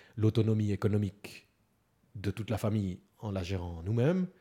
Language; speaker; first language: French; native; French